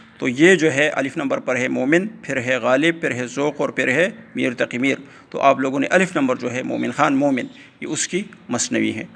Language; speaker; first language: Urdu; non-native, local second language; Pashto